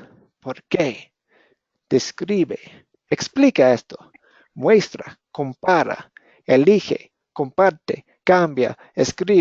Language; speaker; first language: Spanish; non-native, fluent; English